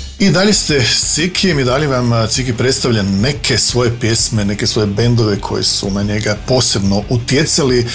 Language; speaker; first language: Croatian; native; Croatian